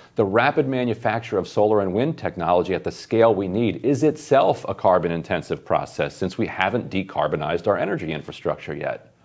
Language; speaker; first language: English; native; English